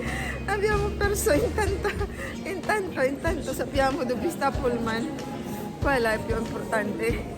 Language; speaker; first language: Italian; non-native, learner; Filipino